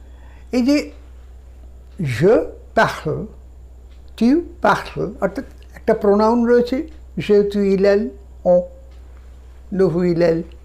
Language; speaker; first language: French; non-native, fluent; Bangla